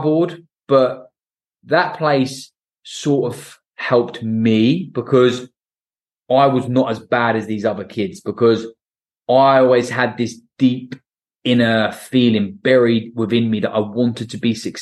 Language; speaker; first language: English; native; English